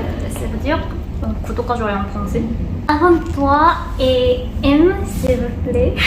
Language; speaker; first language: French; non-native, learner; Korean